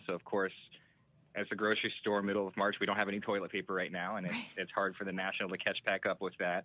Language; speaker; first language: English; native; English